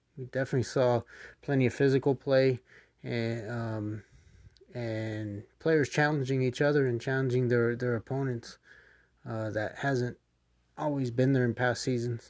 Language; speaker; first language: English; native; English